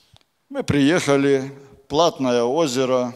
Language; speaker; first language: Polish; non-native, learner; Russian